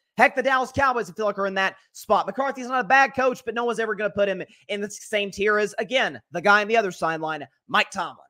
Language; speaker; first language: English; native; English